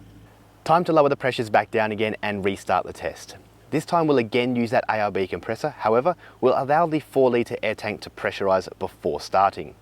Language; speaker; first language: English; native; English